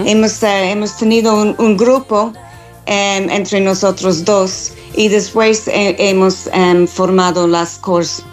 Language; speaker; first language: Spanish; non-native, learner; English